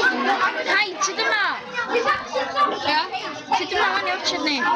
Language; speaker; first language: Welsh; native; Welsh